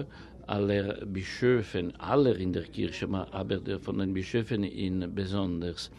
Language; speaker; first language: German; non-native, fluent; Italian